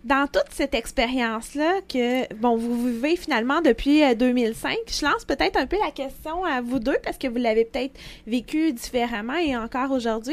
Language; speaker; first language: French; native; French